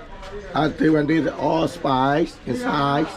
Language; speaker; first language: English; non-native, learner; Burmese